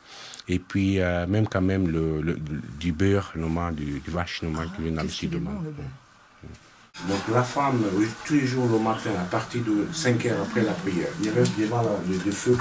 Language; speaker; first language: French; non-native, fluent; Arabic